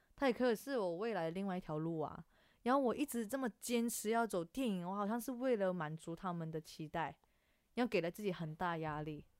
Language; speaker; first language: Chinese; non-native, local second language; Cantonese